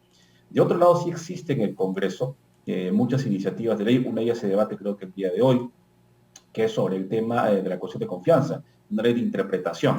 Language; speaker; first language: Spanish; native; Spanish